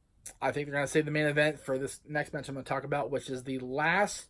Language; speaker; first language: English; native; English